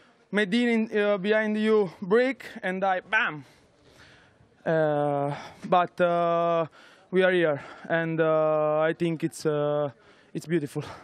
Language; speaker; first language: English; non-native, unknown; Italian